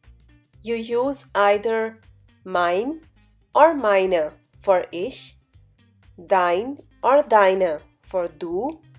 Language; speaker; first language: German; non-native, fluent; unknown